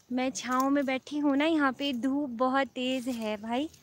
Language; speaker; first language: Hindi; native; Hindi